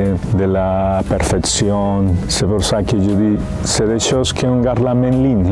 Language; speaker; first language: French; non-native, fluent; Spanish